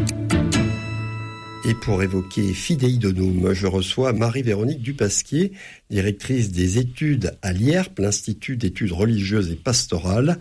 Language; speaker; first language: French; native; French